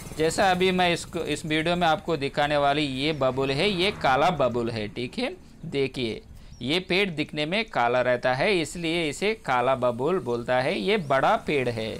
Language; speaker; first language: Hindi; non-native, local second language; Telugu